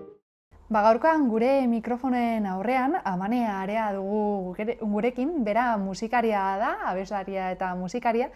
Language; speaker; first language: Basque; native; Basque